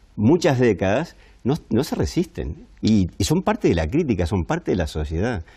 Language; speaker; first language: Spanish; native; Spanish